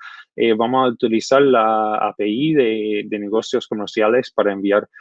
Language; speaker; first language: Spanish; non-native, fluent; English